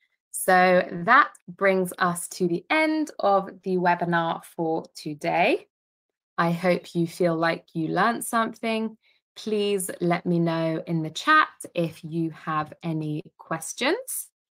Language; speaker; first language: English; native; English